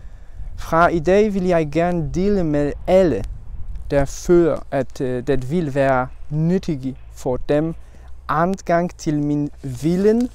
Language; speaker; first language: Danish; non-native, learner; Polish